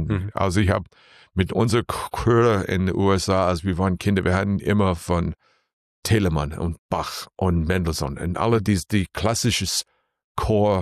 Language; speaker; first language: German; non-native, learner; English